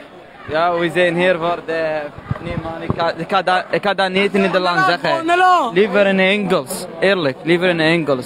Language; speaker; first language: Dutch; non-native, learner; Arabic